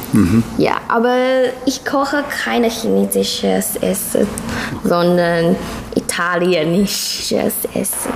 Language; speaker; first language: German; non-native, learner; Chinese